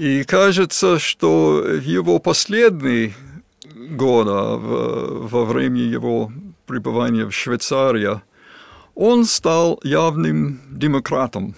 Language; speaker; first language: Russian; non-native, fluent; English